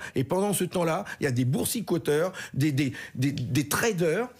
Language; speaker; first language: French; native; French